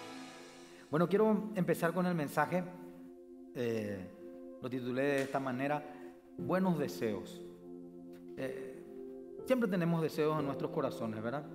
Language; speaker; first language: Spanish; native; Spanish